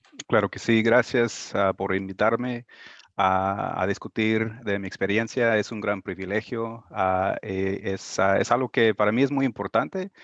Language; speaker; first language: Spanish; early bilingual, heritage; Spanish